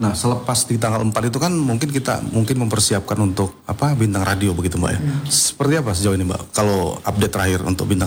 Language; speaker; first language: Indonesian; native; Indonesian